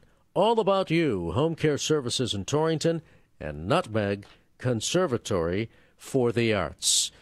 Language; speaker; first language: English; native; English